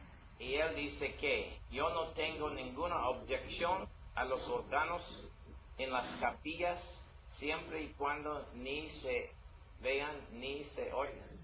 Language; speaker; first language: Spanish; non-native, learner; English